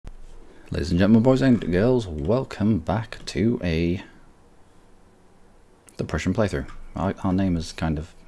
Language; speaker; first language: English; native; English